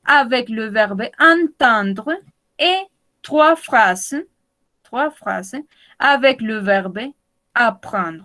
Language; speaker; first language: French; non-native, learner; Spanish